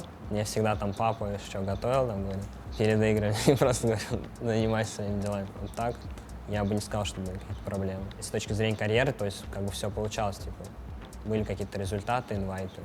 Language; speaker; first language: Russian; native; Russian